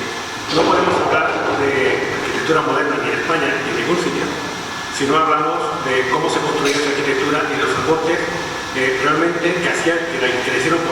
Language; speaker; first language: Spanish; native; Spanish